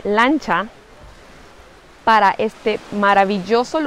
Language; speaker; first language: Spanish; non-native, fluent; English